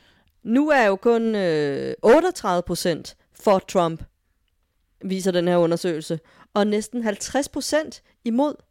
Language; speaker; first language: Danish; native; Danish